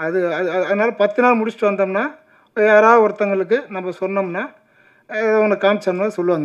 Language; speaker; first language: Tamil; native; Tamil